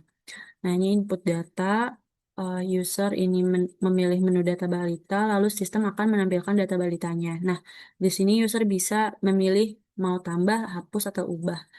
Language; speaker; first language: Indonesian; native; Indonesian